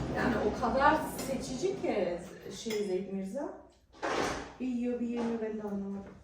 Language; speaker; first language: Turkish; early bilingual, heritage; Turkish